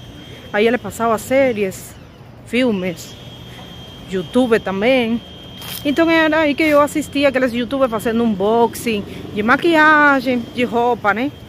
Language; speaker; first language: Portuguese; non-native, fluent; Spanish